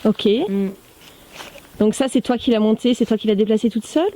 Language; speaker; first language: French; native; French